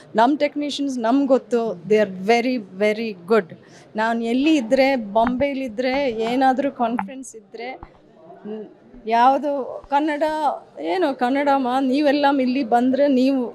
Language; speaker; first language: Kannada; early bilingual, heritage; English